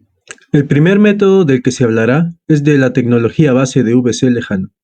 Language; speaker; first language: Spanish; native; Spanish